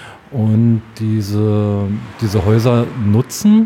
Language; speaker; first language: German; native; German